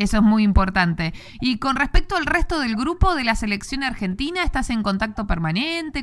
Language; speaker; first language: Spanish; native; Spanish